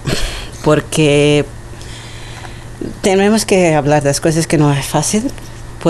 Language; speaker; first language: Spanish; non-native, learner; Portuguese